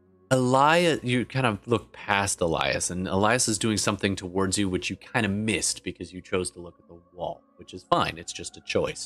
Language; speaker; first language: English; native; English